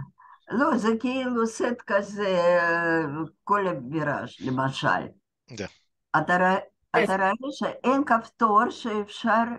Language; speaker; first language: Hebrew; non-native, fluent; Russian